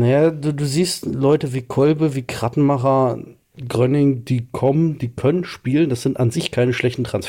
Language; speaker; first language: German; native; German